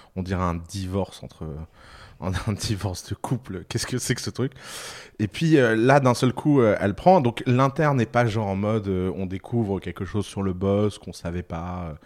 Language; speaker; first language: French; early bilingual, other home language; Arabic